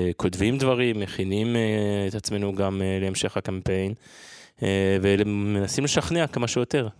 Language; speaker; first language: Hebrew; non-native, fluent; French